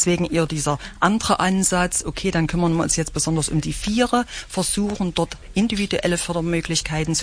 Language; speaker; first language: German; native; German